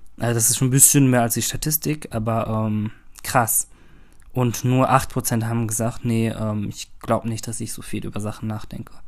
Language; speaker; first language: German; early bilingual, other home language; Turkish